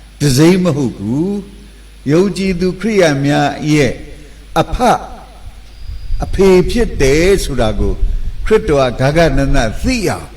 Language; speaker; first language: Burmese; non-native, local second language; S'gaw Karen